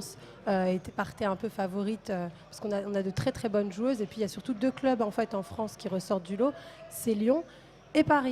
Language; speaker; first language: French; native; French